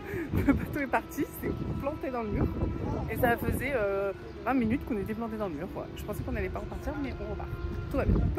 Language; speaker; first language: French; native; French